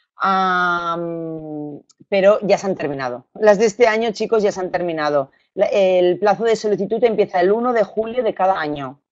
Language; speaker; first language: Spanish; native; Spanish